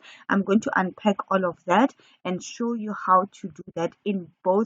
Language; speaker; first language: English; non-native, local second language; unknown